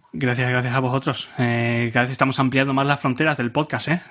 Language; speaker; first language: Spanish; native; Spanish